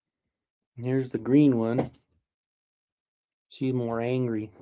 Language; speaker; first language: English; native; English